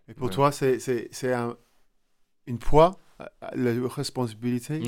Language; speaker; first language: French; non-native, learner; English